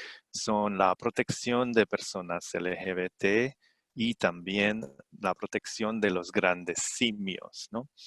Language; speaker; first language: Spanish; non-native, fluent; Romanian